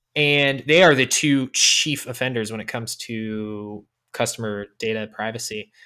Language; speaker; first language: English; native; English